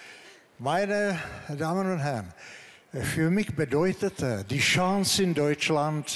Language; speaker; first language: German; non-native, fluent; Czech